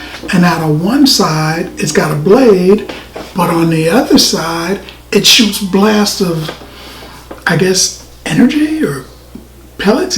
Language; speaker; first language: English; native; English